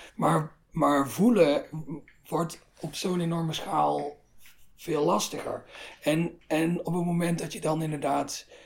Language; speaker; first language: Dutch; native; Dutch